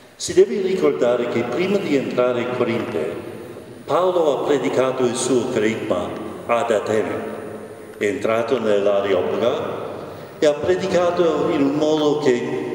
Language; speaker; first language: Italian; non-native, fluent; English